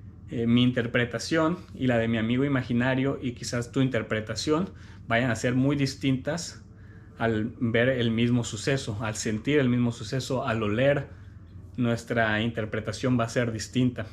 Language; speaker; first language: Spanish; native; Spanish